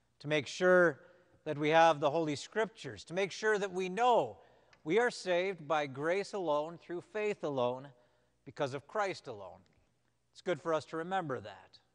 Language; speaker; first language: English; native; English